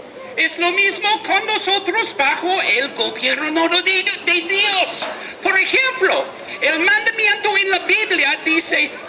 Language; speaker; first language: Spanish; non-native, learner; English